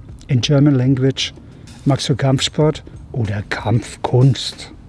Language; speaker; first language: German; native; German